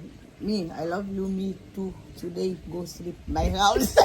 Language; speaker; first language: English; non-native, learner; Spanish